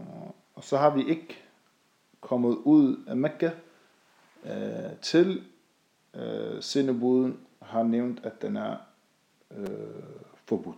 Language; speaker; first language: Danish; non-native, fluent; Arabic